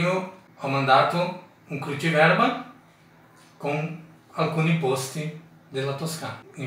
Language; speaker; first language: Italian; non-native, fluent; Portuguese